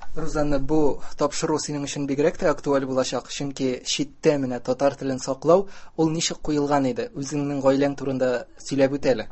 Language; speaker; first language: Tatar; native; Tatar